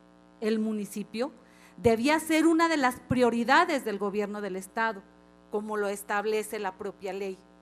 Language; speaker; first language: Spanish; native; Spanish